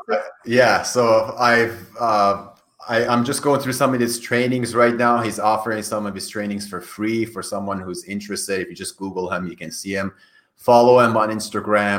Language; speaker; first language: English; non-native, fluent; Persian